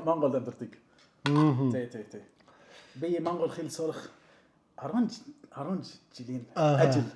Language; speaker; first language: Mongolian; non-native, learner; Arabic